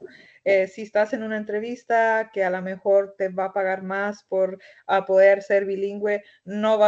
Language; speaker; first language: Spanish; early bilingual, heritage; Spanish